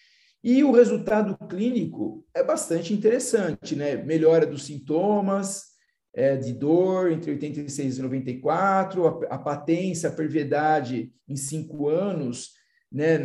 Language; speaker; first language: Portuguese; native; Portuguese